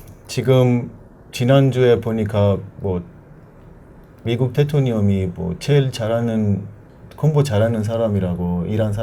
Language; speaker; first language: Korean; non-native, learner; Persian